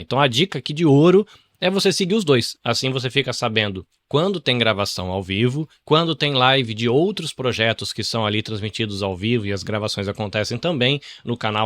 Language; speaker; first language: Portuguese; native; Portuguese